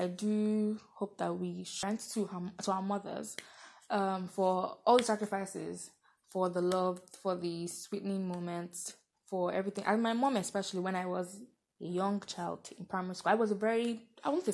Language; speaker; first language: English; non-native, local second language; Yoruba